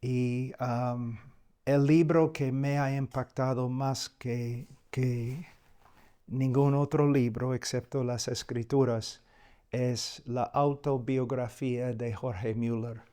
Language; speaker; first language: Spanish; non-native, fluent; English